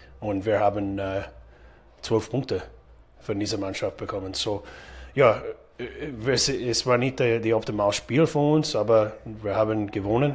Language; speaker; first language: German; non-native, fluent; English